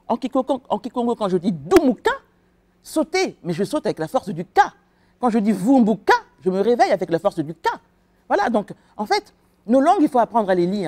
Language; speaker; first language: French; non-native, local second language; Kongo